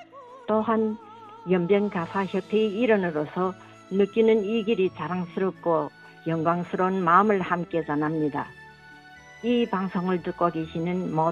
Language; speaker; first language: Korean; early bilingual, heritage; Korean